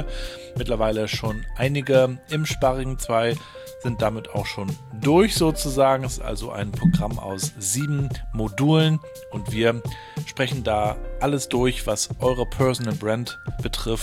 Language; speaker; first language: German; native; German